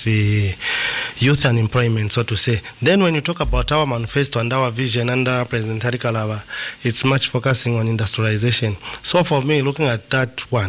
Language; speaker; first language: English; non-native, local second language; Nyanja